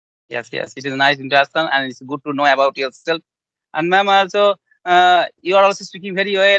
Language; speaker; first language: English; non-native, learner; Bangla